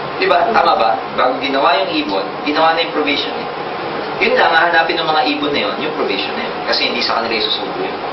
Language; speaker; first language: Filipino; native; Filipino